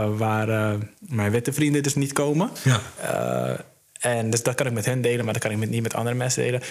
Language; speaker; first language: Dutch; early bilingual, other home language; Somali